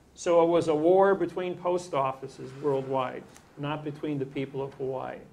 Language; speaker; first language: English; native; English